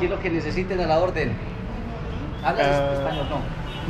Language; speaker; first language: Spanish; native; Spanish